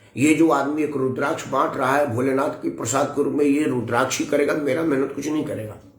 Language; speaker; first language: Hindi; native; Hindi